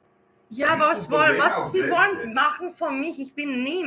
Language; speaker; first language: German; non-native, learner; Romanian